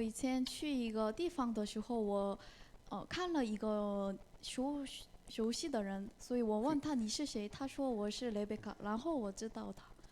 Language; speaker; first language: Chinese; non-native, fluent; Korean